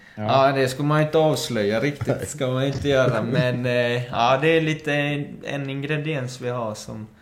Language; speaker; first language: Swedish; early bilingual, other home language; Spanish